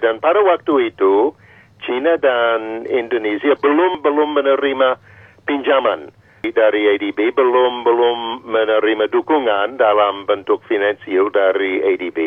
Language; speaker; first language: Indonesian; non-native, fluent; English